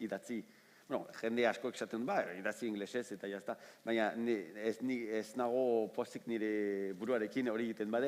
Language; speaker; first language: Basque; non-native, fluent; French